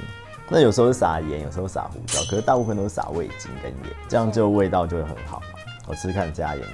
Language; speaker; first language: Chinese; native; Chinese